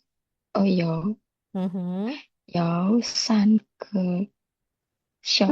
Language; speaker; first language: Chinese; non-native, learner; Indonesian